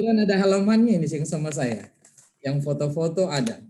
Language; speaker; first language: Indonesian; native; Indonesian